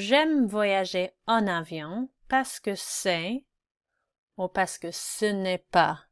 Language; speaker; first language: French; non-native, fluent; English